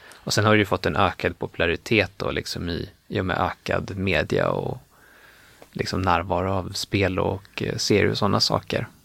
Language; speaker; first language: Swedish; native; Swedish